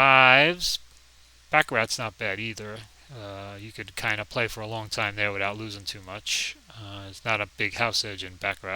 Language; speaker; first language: English; native; English